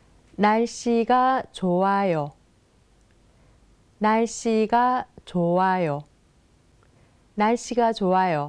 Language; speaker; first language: Korean; non-native, fluent; Thai